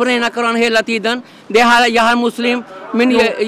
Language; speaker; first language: Swedish; non-native, learner; Urdu